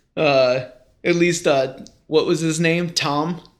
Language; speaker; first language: English; native; English